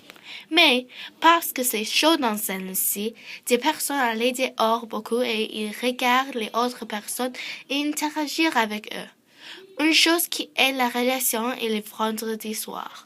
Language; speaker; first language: French; non-native, learner; English